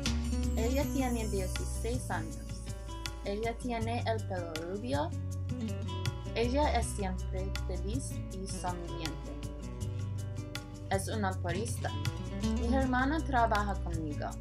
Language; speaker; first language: Spanish; non-native, learner; English